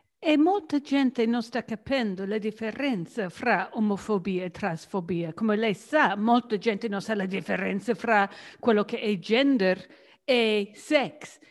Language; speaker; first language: Italian; non-native, fluent; English